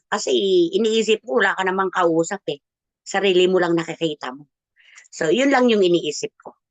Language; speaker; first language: Filipino; non-native, local second language; Cebuano